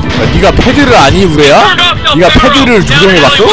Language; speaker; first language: Korean; native; Korean